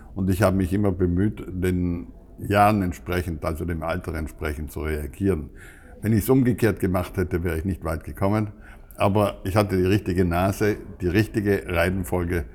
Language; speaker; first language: German; native; German